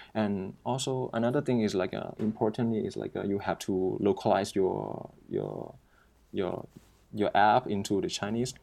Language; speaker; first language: English; non-native, learner; Thai